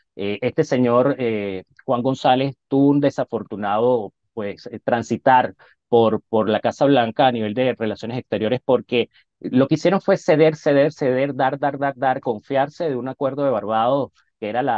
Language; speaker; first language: Spanish; native; Spanish